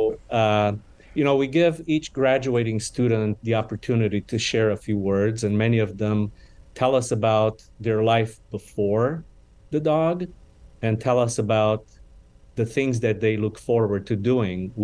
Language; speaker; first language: English; non-native, fluent; Romanian